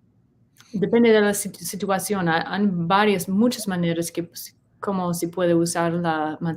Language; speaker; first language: Spanish; non-native, learner; English